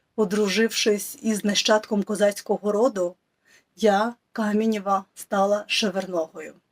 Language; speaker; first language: Ukrainian; non-native, local second language; Russian